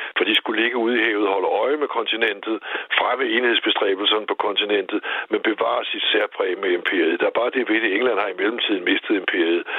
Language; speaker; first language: Danish; native; Danish